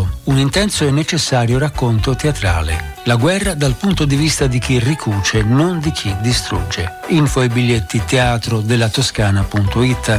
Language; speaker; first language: Italian; native; Italian